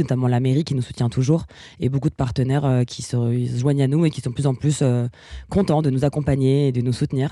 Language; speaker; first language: French; native; French